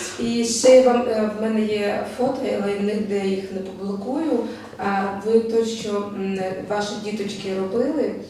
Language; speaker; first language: Ukrainian; non-native, local second language; Russian